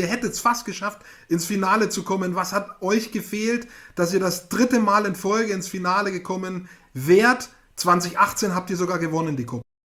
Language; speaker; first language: German; native; German